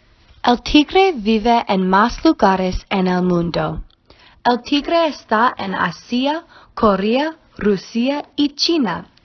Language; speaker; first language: Spanish; non-native, learner; English